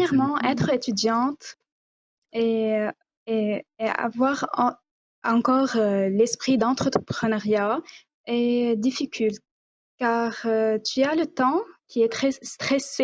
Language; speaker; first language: French; non-native, local second language; Arabic